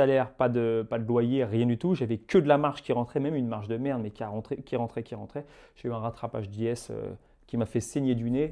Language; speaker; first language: French; native; French